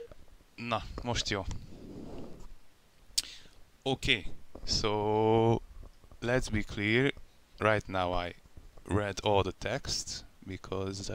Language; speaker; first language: English; non-native, learner; Hungarian